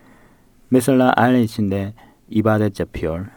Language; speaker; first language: Turkish; non-native, fluent; Korean